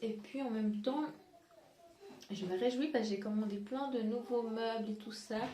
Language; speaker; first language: French; native; French